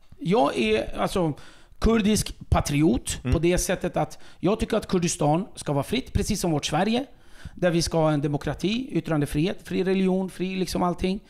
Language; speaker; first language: Swedish; early bilingual, other home language; Kurdish